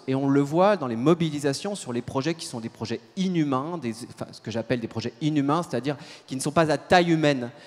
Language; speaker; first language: French; native; French